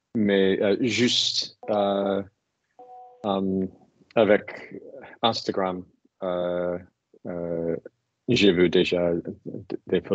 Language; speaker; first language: French; non-native, learner; English